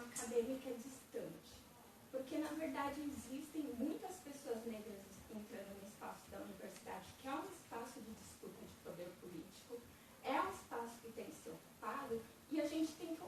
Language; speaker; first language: Portuguese; native; Portuguese